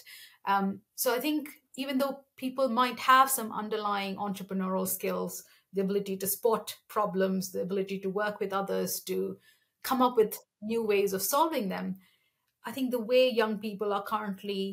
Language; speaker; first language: English; non-native, local second language; Malayalam